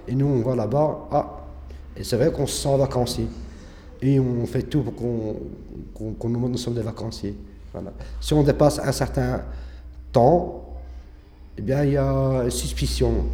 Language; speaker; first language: French; early bilingual, other home language; Arabic